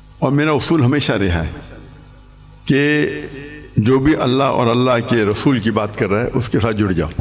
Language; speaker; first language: Urdu; non-native, local second language; English